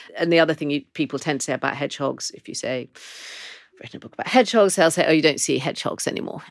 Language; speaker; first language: English; native; English